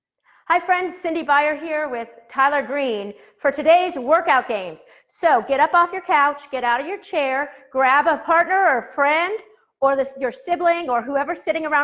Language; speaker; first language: English; native; English